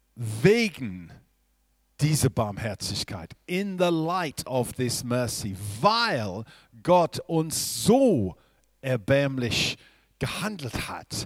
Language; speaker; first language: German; non-native, fluent; English